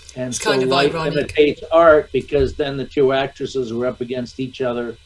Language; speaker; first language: English; native; English